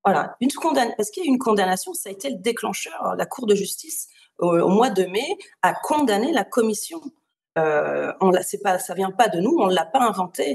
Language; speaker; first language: French; native; French